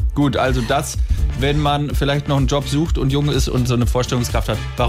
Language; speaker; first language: German; native; German